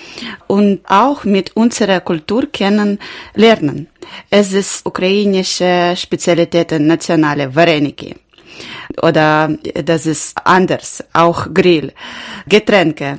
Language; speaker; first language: German; non-native, learner; Ukrainian